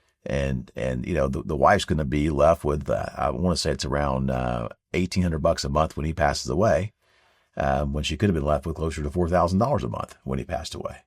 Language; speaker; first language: English; native; English